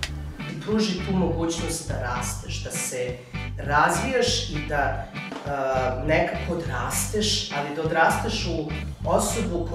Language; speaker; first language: Serbian; native; Serbian